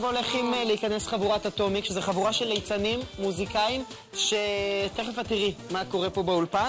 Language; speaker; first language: Hebrew; native; Hebrew